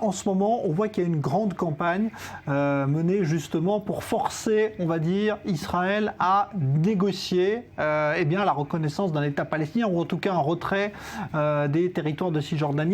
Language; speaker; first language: French; native; French